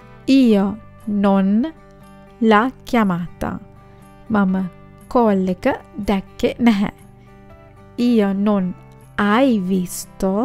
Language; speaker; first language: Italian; non-native, fluent; Sinhala